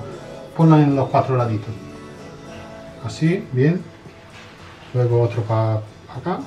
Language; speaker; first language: Spanish; non-native, fluent; Italian